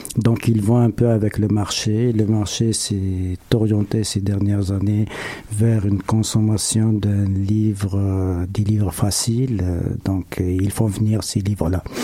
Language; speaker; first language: French; non-native, local second language; Arabic